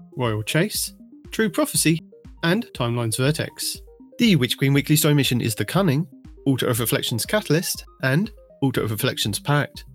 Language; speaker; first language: English; native; English